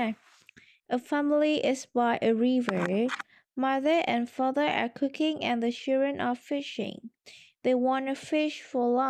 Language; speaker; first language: English; non-native, learner; Vietnamese